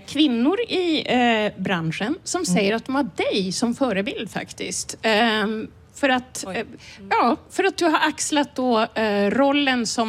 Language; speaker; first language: Swedish; native; Swedish